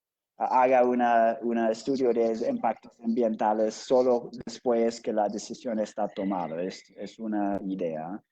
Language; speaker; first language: Spanish; non-native, fluent; English